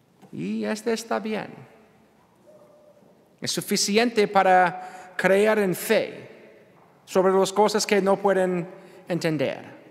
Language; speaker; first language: Spanish; non-native, learner; English